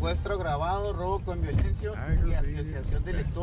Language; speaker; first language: Spanish; native; Spanish